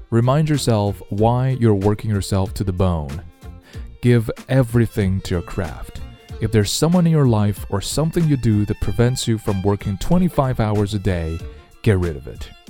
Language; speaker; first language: English; non-native, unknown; Chinese